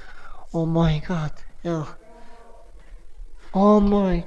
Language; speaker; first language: English; non-native, learner; Croatian